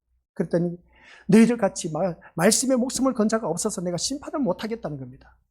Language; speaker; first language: Korean; native; Korean